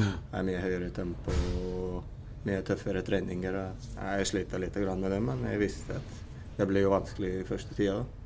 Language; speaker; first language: Norwegian; non-native, fluent; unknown